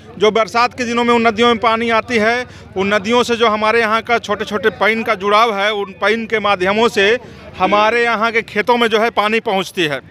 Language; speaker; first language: Hindi; native; Hindi